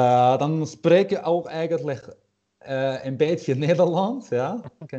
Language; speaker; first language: Dutch; non-native, fluent; German